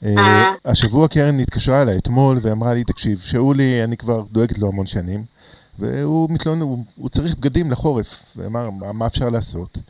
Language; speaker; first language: Hebrew; native; Hebrew